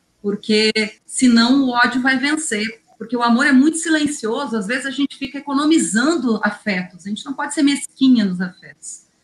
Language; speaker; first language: Portuguese; native; Portuguese